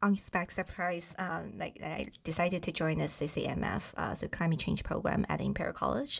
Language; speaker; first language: English; non-native, fluent; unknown